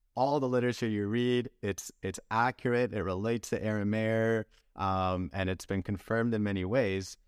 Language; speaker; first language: English; native; English